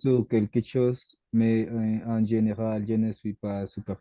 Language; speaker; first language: French; non-native, learner; Spanish